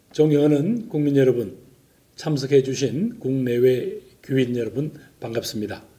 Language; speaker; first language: Korean; native; Korean